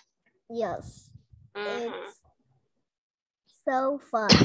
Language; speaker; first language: English; non-native, learner; Vietnamese